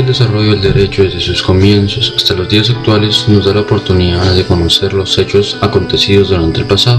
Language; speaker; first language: Spanish; native; Spanish